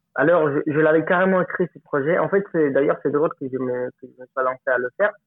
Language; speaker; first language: French; non-native, fluent; Spanish